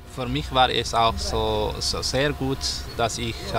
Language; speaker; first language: German; non-native, learner; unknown